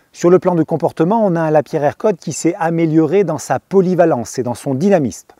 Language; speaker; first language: French; native; French